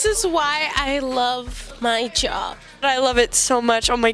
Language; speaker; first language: English; native; English